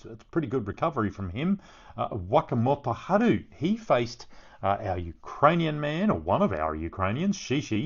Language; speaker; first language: English; native; English